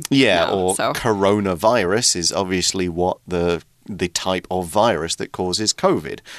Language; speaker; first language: English; native; English